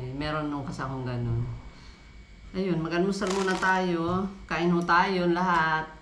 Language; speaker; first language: Filipino; non-native, local second language; Bikol